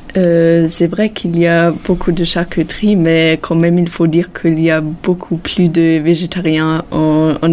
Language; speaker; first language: French; non-native, fluent; German